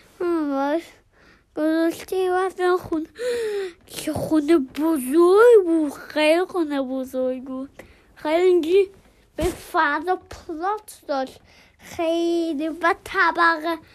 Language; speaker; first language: Persian; early bilingual, heritage; Persian